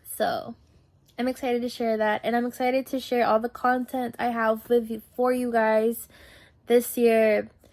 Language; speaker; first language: English; early bilingual, other home language; Spanish